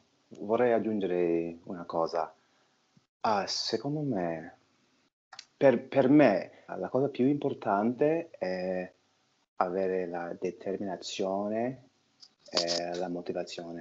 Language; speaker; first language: Italian; non-native, fluent; English